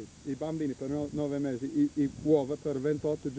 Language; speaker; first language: Italian; non-native, learner; English